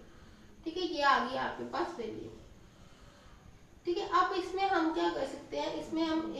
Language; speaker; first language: Hindi; native; Hindi